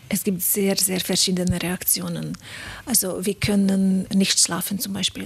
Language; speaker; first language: German; non-native, fluent; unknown